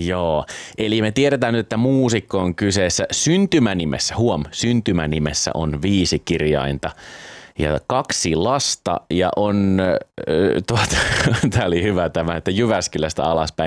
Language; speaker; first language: Finnish; native; Finnish